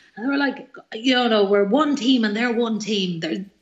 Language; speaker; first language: English; native; English